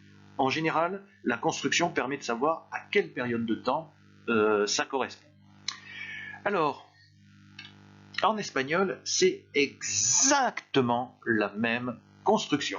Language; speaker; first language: French; native; French